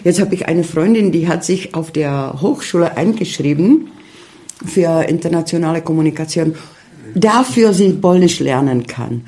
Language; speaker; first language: German; early bilingual, heritage; Czech